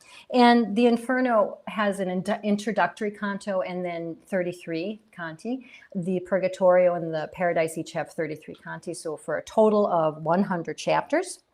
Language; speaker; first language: English; native; English